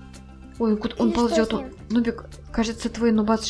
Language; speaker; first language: Russian; native; Russian